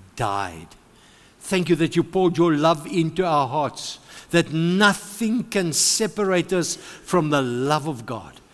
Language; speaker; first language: English; non-native, local second language; Afrikaans